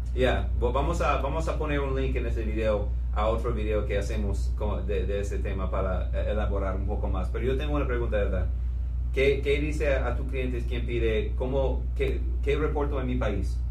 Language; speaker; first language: Spanish; non-native, fluent; English